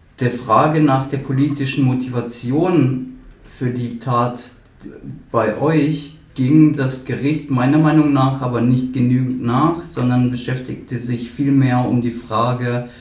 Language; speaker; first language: German; native; German